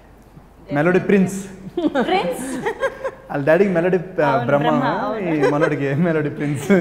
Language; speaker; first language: Telugu; native; Telugu